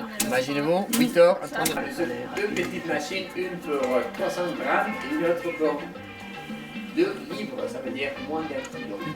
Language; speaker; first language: French; non-native, fluent; Spanish